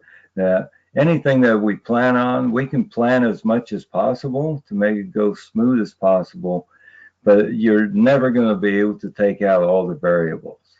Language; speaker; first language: English; native; English